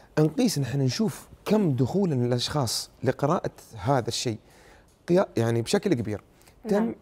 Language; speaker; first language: Arabic; native; Arabic